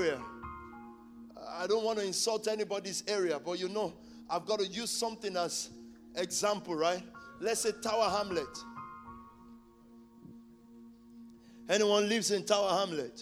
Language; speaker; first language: English; non-native, local second language; Yoruba